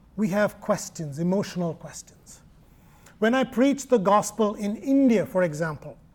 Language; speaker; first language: English; non-native, local second language; Malayalam